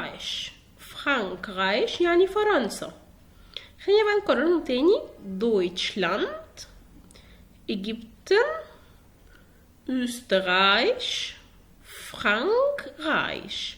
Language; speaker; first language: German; non-native, fluent; Arabic